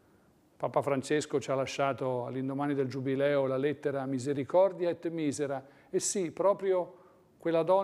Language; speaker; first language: Italian; native; Italian